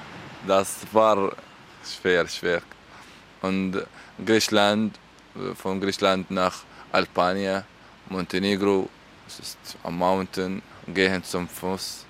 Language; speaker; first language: German; non-native, learner; Arabic